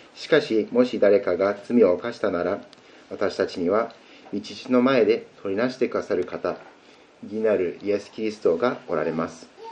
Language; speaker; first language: Japanese; native; Japanese